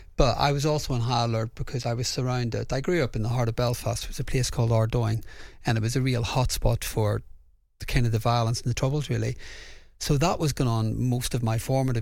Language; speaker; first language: English; native; English